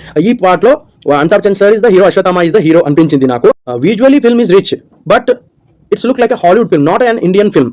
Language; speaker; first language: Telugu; non-native, learner; Kannada